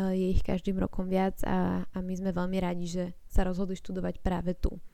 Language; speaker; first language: Slovak; native; Slovak